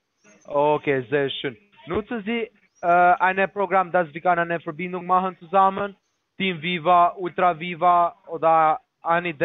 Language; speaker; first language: German; non-native, learner; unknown